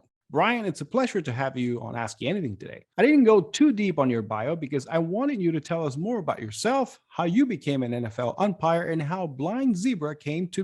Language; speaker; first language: English; native; English